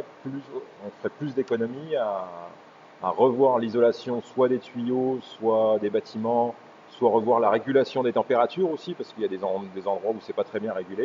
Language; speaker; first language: French; native; French